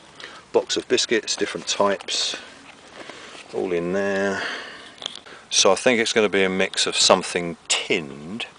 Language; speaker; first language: English; native; English